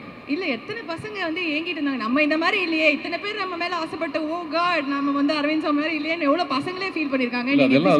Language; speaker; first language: Tamil; native; Tamil